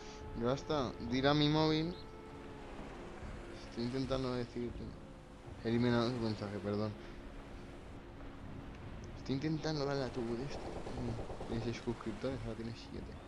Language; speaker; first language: Spanish; native; Spanish